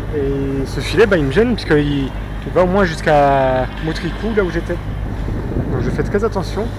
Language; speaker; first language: French; native; French